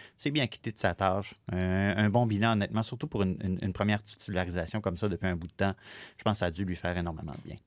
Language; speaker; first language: French; native; French